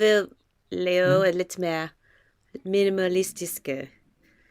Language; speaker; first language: Danish; non-native, learner; English